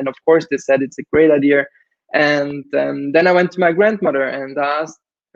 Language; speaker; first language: English; non-native, fluent; German